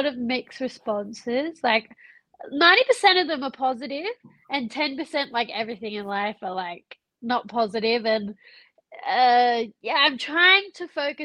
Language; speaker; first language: English; native; English